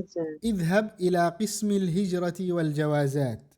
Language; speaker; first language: Arabic; non-native, fluent; Indonesian